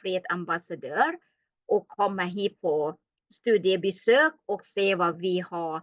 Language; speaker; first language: Swedish; non-native, learner; Thai